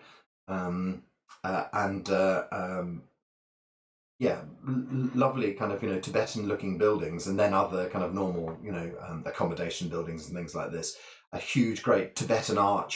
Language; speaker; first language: English; native; English